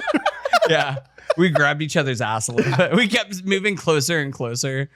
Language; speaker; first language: English; native; English